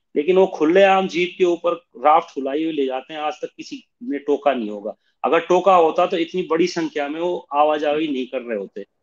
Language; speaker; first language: Hindi; native; Hindi